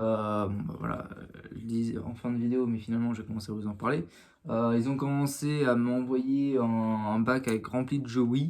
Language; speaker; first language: French; native; French